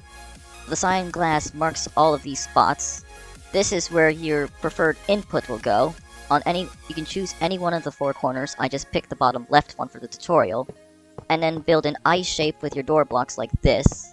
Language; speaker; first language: English; native; English